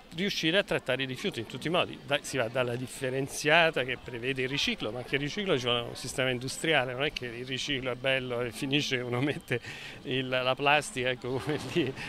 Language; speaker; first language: Italian; native; Italian